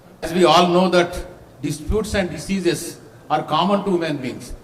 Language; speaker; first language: English; non-native, local second language; Telugu